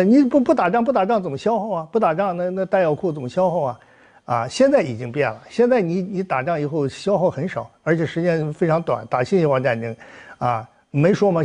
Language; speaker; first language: Chinese; native; Chinese